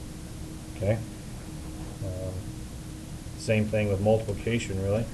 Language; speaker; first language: English; native; English